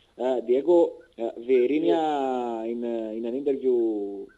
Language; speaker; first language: English; non-native, learner; Greek